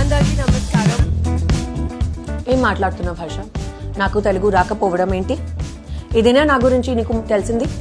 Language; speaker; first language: Telugu; non-native, fluent; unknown